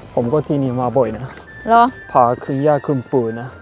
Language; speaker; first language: Thai; non-native, learner; Japanese